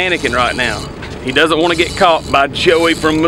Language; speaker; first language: English; native; English